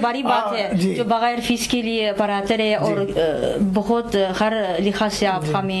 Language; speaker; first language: Hindi; non-native, fluent; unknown